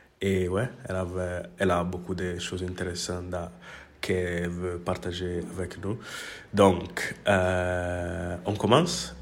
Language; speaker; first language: French; non-native, learner; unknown